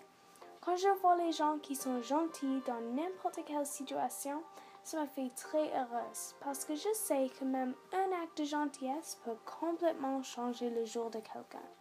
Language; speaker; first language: French; non-native, local second language; English